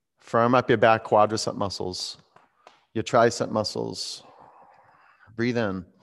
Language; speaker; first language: English; native; English